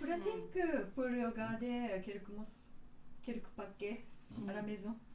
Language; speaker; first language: French; non-native, learner; Japanese